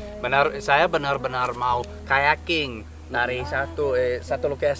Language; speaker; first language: Indonesian; non-native, learner; English